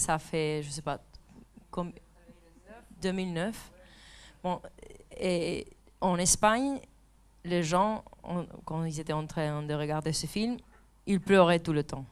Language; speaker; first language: French; non-native, fluent; Spanish